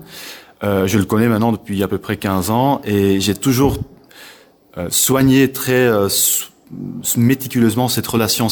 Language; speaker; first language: French; non-native, local second language; Dutch